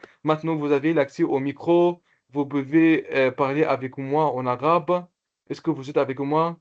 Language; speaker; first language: French; non-native, local second language; Comorian